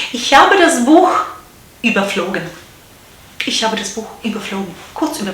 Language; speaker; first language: German; non-native, fluent; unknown